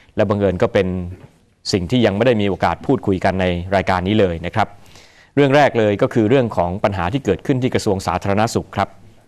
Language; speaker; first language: Thai; native; Thai